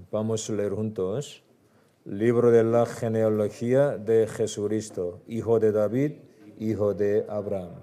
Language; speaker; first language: Spanish; non-native, learner; Korean